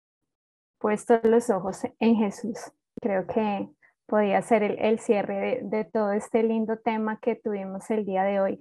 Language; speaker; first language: Spanish; native; Spanish